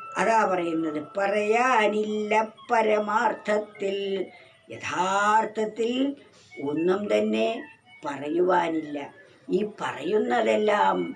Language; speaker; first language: Malayalam; native; Malayalam